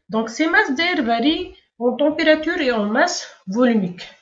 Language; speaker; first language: French; non-native, local second language; Arabic